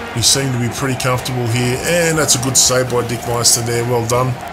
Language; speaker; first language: English; native; English